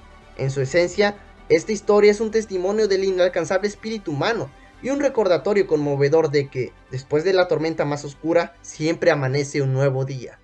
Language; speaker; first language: Spanish; native; Spanish